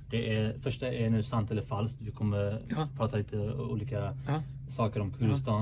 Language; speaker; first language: Swedish; native; Swedish